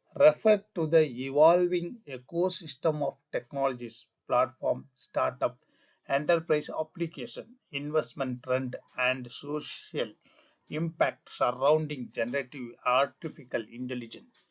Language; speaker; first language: English; non-native, local second language; Tamil